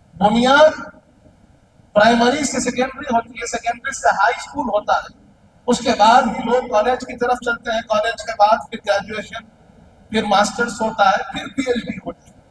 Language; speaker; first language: Urdu; native; Urdu